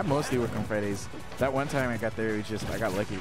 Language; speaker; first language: English; native; English